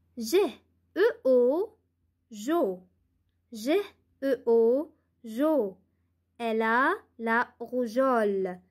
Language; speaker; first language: French; non-native, local second language; Arabic